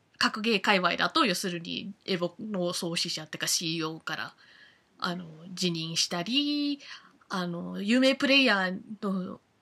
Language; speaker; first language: Japanese; native; Japanese